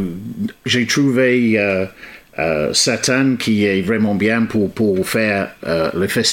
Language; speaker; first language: French; non-native, fluent; English